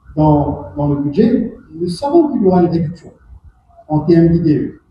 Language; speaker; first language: French; non-native, local second language; Morisyen